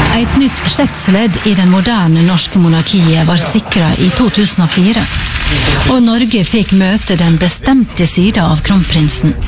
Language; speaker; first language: Norwegian; native; Norwegian